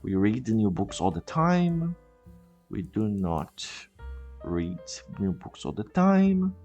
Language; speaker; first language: English; non-native, fluent; Portuguese